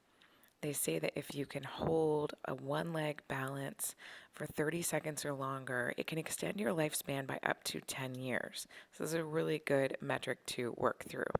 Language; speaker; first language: English; native; English